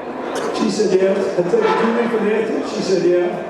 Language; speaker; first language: English; native; English